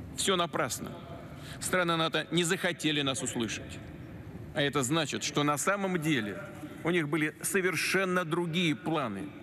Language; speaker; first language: Russian; native; Russian